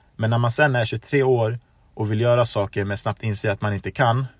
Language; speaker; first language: Swedish; early bilingual, other home language; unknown